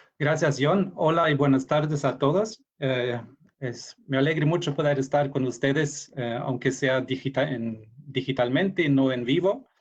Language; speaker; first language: Spanish; non-native, fluent; Norwegian